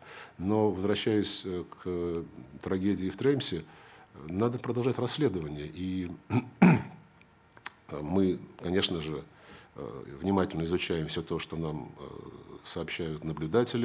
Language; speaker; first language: Russian; native; Russian